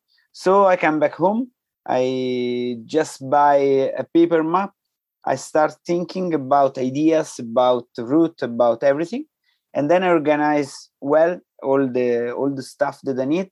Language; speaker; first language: English; non-native, fluent; Italian